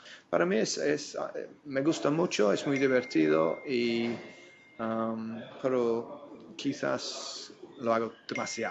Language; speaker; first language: Spanish; non-native, fluent; English